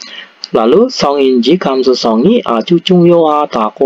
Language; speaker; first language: Korean; non-native, learner; Indonesian